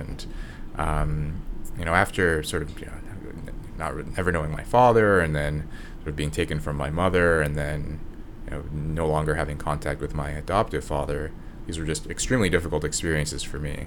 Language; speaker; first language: English; native; English